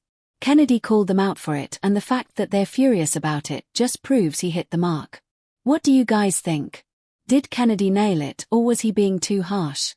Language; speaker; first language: English; native; English